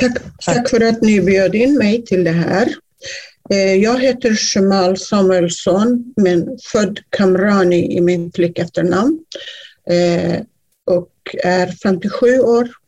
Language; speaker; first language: Swedish; non-native, fluent; Kurdish